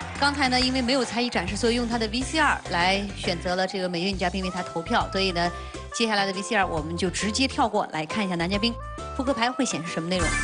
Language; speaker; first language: Chinese; native; Chinese